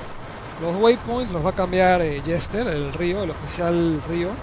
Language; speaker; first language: Spanish; native; Spanish